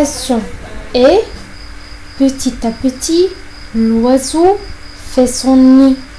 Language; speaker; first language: French; non-native, fluent; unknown